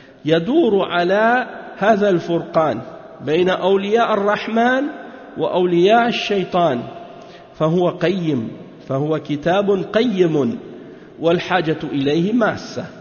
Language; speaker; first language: Arabic; non-native, fluent; French